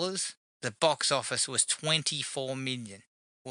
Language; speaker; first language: English; native; English